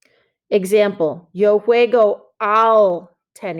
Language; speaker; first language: Spanish; non-native, fluent; English